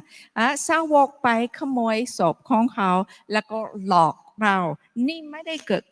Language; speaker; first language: Thai; non-native, fluent; English